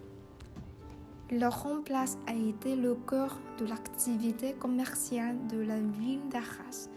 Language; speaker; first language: French; non-native, learner; Vietnamese